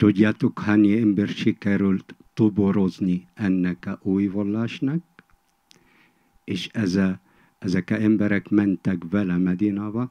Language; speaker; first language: Hungarian; non-native, fluent; Arabic